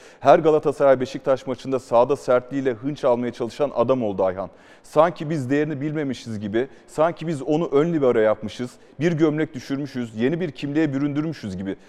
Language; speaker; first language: Turkish; native; Turkish